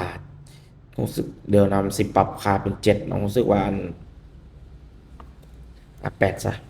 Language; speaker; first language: Thai; non-native, local second language; Northeastern Thai